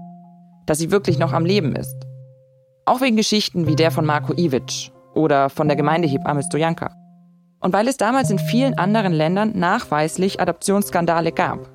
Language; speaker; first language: German; native; German